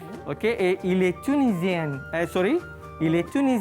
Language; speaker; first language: French; non-native, fluent; Malay